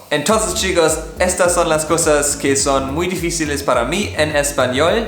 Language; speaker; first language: Spanish; non-native, fluent; German